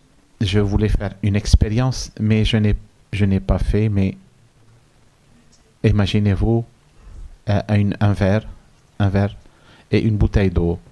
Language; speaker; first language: French; non-native, fluent; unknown